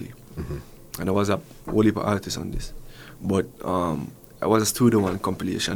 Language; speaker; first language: English; non-native, fluent; French